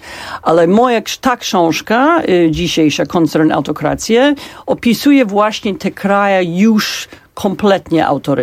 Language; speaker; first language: Polish; non-native, fluent; English